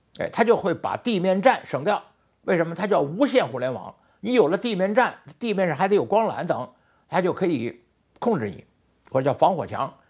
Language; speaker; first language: Chinese; native; Chinese